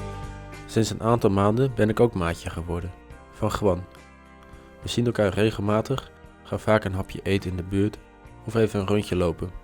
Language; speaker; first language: Dutch; native; Dutch